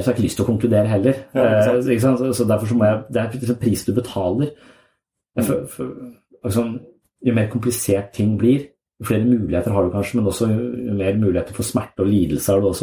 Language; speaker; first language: Norwegian; native; Norwegian